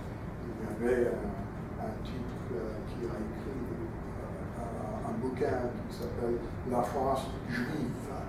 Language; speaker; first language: French; non-native, fluent; English